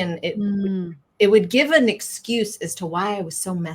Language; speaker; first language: English; native; English